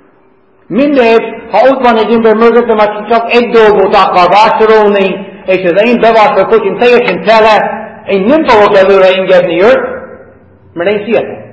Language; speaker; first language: Hungarian; non-native, fluent; English